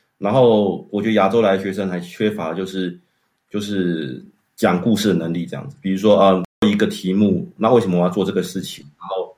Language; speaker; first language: Chinese; native; Chinese